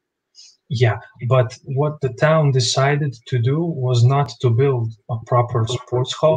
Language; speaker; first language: English; non-native, fluent; Bosnian